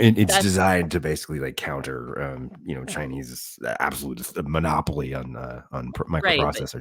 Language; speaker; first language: English; native; English